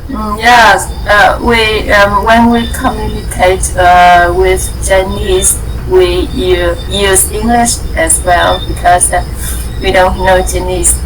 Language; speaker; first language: English; non-native, learner; Vietnamese